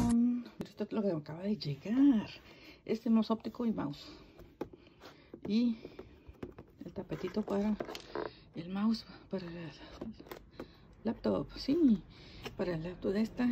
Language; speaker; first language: Spanish; native; Spanish